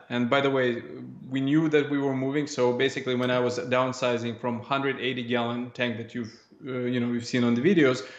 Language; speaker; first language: English; non-native, fluent; Russian